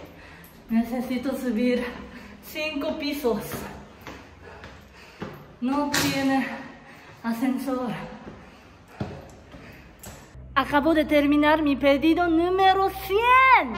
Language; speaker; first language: Spanish; non-native, learner; Japanese